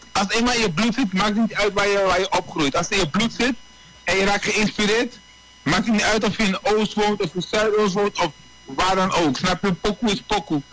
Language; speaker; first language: Dutch; native; Dutch